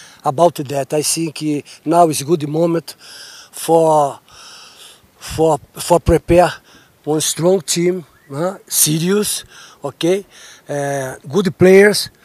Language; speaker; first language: English; non-native, learner; Portuguese